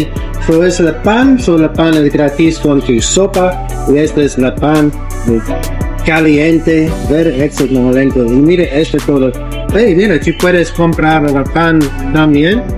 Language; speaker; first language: Spanish; non-native, learner; English